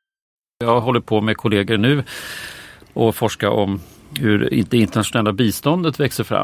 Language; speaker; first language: Swedish; native; Swedish